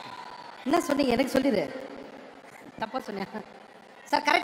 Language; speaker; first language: Tamil; non-native, fluent; Kannada